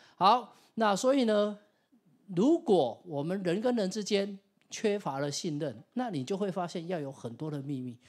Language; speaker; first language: Chinese; non-native, local second language; Min Nan Chinese